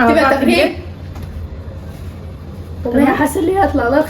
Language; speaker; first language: Arabic; native; Arabic